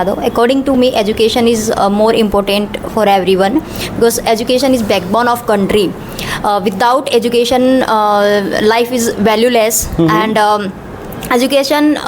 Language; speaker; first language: English; non-native, local second language; Hindi